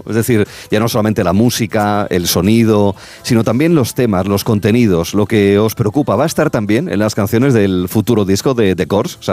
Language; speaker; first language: Spanish; native; Spanish